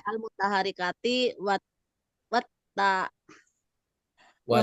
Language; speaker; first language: Arabic; non-native, learner; Indonesian